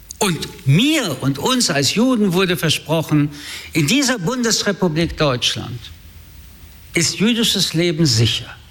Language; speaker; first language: German; early bilingual, other home language; French